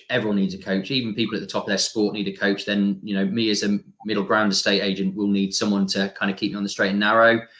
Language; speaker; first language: English; native; English